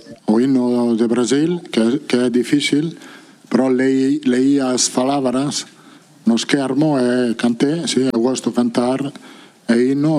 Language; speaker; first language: Portuguese; non-native, fluent; Italian